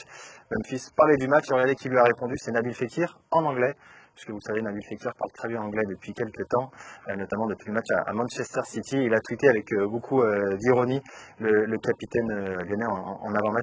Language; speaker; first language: French; native; French